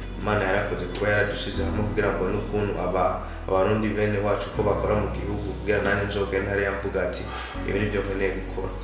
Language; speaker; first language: Rundi; early bilingual, heritage; Rundi